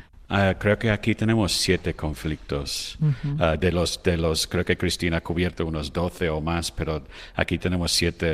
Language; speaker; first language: Spanish; non-native, fluent; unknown